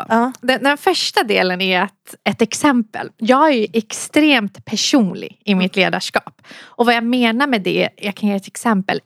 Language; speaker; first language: Swedish; native; Swedish